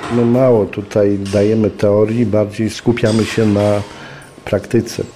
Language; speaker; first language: Polish; native; Polish